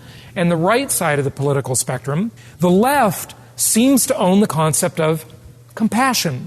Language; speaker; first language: English; native; English